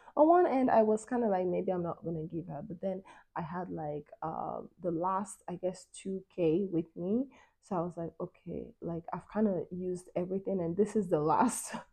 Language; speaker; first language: English; non-native, local second language; Yoruba